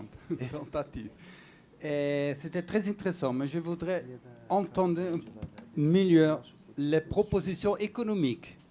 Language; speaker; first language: French; non-native, fluent; Portuguese